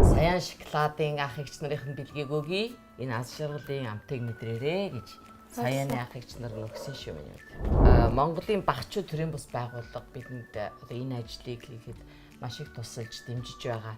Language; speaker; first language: Mongolian; native; Mongolian